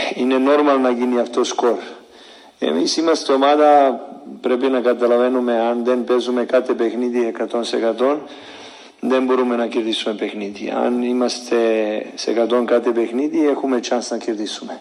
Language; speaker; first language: Greek; non-native, fluent; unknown